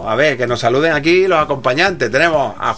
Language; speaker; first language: Spanish; native; Spanish